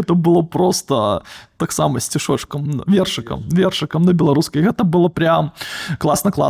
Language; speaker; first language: Belarusian; non-native, local second language; Russian